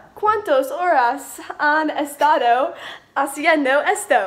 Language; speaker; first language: Spanish; non-native, learner; English